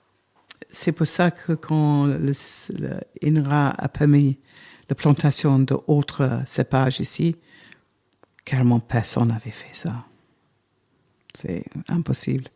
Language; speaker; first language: French; non-native, fluent; English